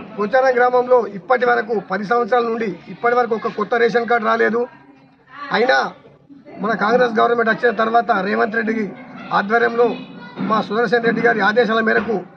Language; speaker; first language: Telugu; native; Telugu